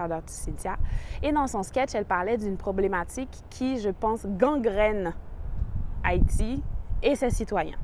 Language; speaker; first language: French; native; French